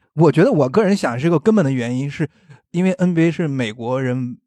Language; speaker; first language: Chinese; native; Chinese